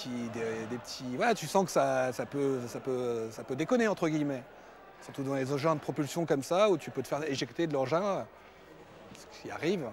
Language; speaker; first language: French; native; French